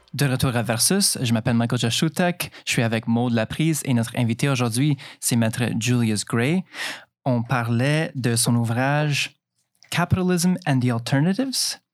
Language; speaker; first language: French; native; French